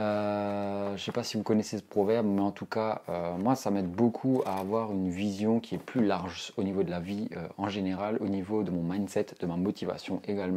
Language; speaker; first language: French; native; French